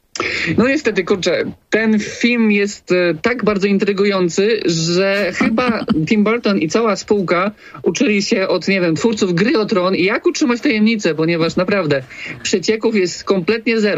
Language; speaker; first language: Polish; native; Polish